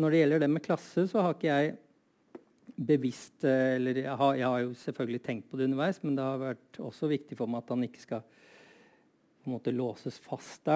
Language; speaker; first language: Norwegian; native; Norwegian